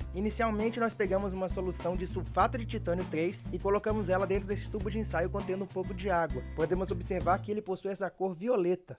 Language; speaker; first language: Portuguese; native; Portuguese